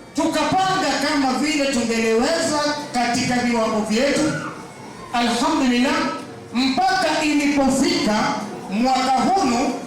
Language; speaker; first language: Swahili; native; Swahili